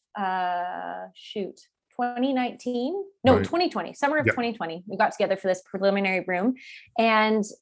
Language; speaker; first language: English; native; English